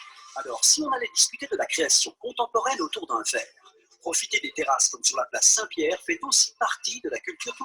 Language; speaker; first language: French; native; French